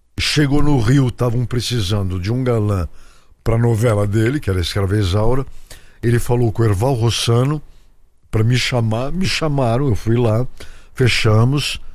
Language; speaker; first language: Portuguese; native; Portuguese